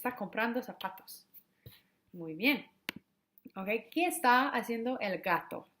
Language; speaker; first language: Spanish; non-native, fluent; English